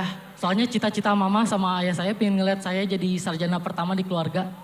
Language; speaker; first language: Indonesian; native; Indonesian